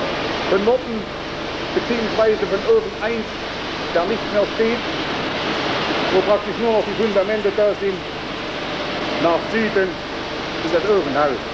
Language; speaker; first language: German; native; German